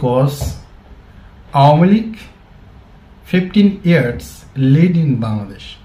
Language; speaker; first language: English; non-native, learner; Bangla